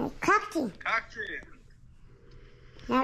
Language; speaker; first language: Russian; non-native, local second language; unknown